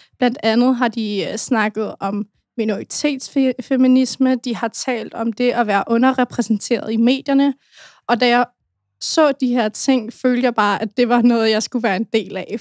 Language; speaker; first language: Danish; early bilingual, other home language; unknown